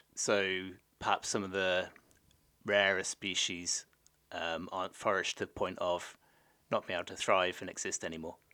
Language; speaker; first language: English; native; English